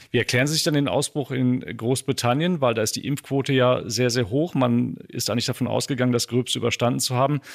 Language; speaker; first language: German; native; German